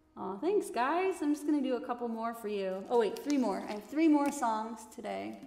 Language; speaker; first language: English; native; English